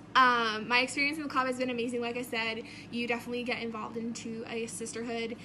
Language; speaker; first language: English; native; English